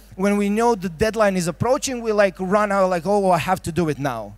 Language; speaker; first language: English; non-native, fluent; Croatian